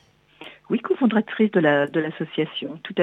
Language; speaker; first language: French; native; French